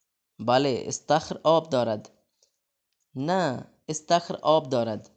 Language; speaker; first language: Persian; non-native, fluent; Urdu